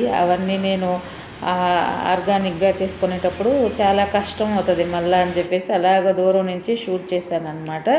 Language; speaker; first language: Telugu; native; Telugu